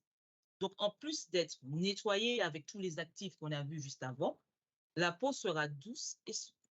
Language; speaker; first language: French; native; French